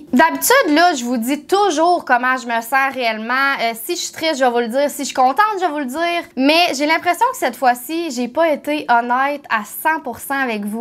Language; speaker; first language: French; native; French